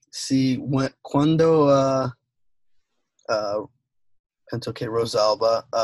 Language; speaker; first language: Italian; non-native, learner; English